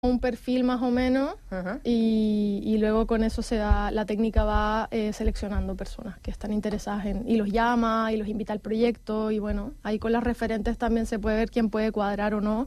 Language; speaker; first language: Spanish; non-native, local second language; Catalan